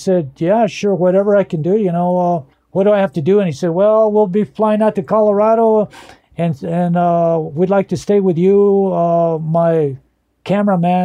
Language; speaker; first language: English; early bilingual, other home language; Spanish